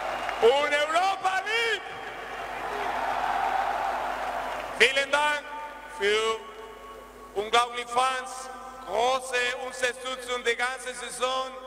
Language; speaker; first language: German; non-native, learner; Spanish